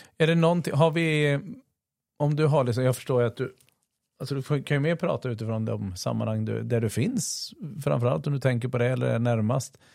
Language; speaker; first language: Swedish; native; Swedish